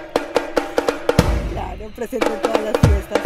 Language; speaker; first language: Spanish; native; Spanish